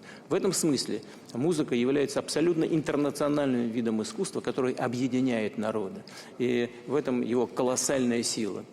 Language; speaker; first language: Russian; native; Russian